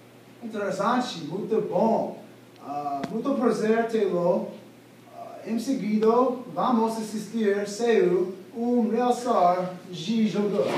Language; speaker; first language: Portuguese; non-native, learner; English